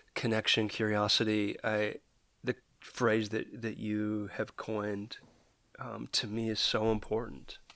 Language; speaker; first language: English; native; English